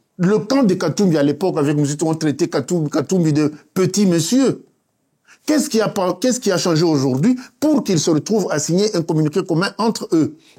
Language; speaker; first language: French; non-native, local second language; Luba-Lulua